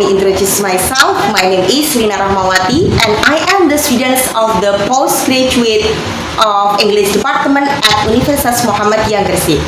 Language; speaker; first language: English; non-native, fluent; Javanese